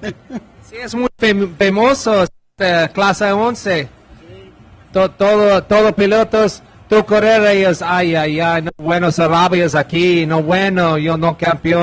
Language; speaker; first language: Spanish; non-native, learner; English